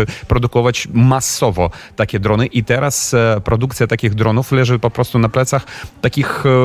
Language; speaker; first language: Polish; non-native, fluent; Ukrainian